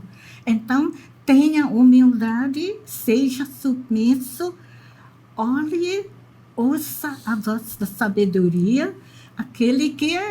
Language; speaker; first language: Portuguese; non-native, fluent; Indonesian